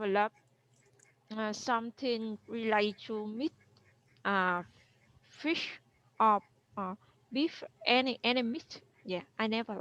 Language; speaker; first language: English; non-native, learner; Vietnamese